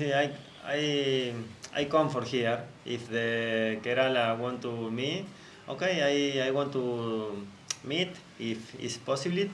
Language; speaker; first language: English; non-native, learner; Spanish